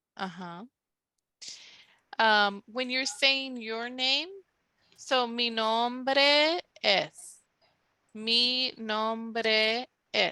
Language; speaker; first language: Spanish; non-native, fluent; English